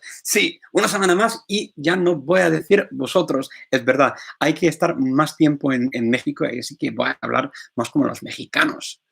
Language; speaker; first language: Spanish; non-native, fluent; English